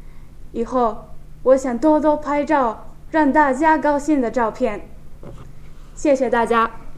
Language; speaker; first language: Chinese; non-native, fluent; Japanese